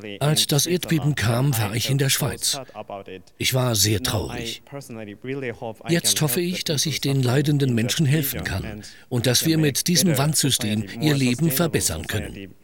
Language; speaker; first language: German; non-native, fluent; Japanese